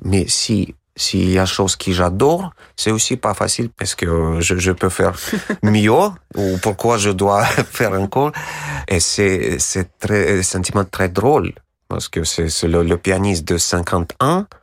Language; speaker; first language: French; non-native, learner; Russian